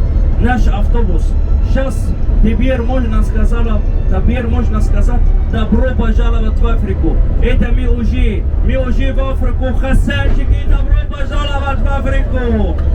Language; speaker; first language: Russian; non-native, learner; Arabic